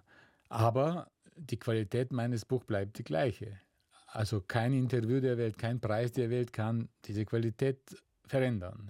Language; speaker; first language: German; non-native, fluent; Bulgarian